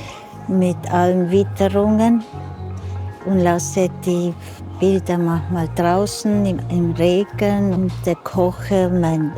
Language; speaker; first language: German; early bilingual, heritage; German